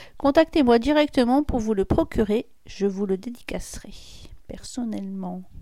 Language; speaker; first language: French; native; French